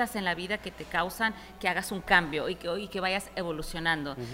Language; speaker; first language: Spanish; early bilingual, heritage; Spanish